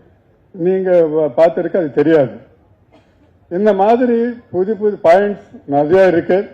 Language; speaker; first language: Tamil; non-native, learner; Telugu